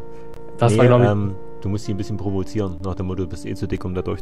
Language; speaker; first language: German; native; German